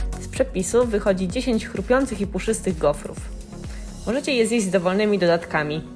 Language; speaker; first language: Polish; native; Polish